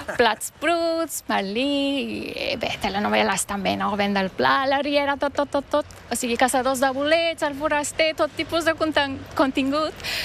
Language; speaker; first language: Catalan; non-native, fluent; Turkish